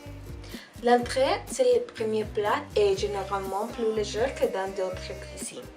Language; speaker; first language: French; non-native, learner; Spanish